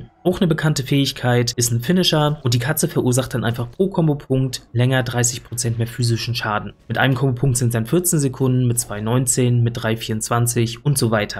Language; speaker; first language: German; native; German